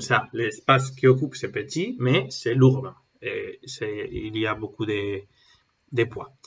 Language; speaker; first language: French; non-native, learner; Spanish